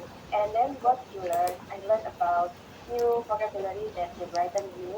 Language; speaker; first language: English; non-native, learner; Indonesian